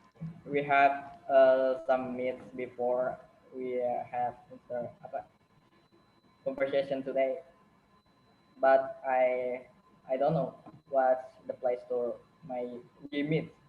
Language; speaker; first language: English; non-native, learner; Indonesian